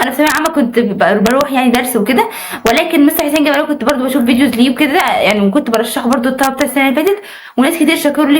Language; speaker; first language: Arabic; native; Arabic